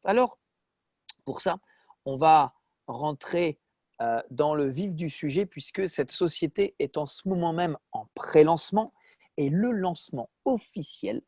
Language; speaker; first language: French; native; French